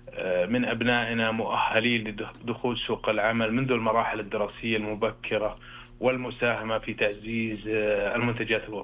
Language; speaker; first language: Arabic; native; Arabic